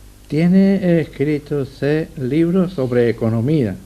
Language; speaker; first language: Spanish; native; Spanish